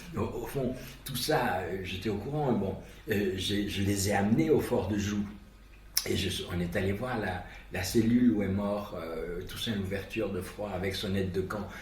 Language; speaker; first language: French; non-native, local second language; Haitian Creole